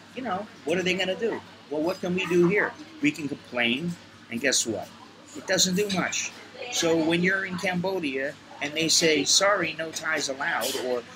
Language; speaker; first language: English; native; English